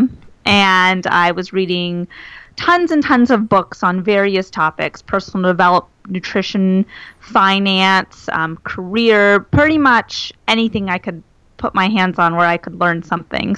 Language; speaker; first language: English; native; English